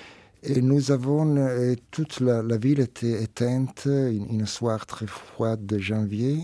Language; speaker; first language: French; non-native, fluent; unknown